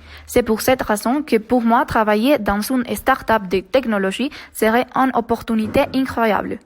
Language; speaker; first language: French; non-native, learner; Spanish